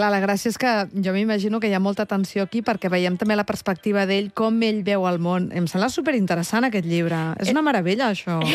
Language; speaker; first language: Catalan; native; Catalan